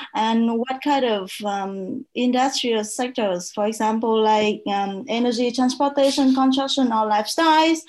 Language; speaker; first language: English; non-native, fluent; Vietnamese